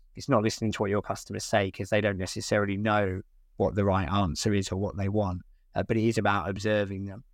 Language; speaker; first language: English; native; English